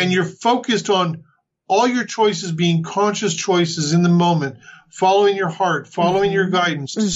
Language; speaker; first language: English; native; English